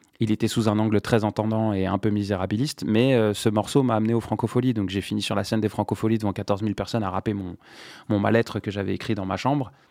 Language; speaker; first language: French; non-native, local second language; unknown